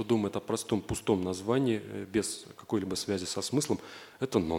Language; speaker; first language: Russian; native; Russian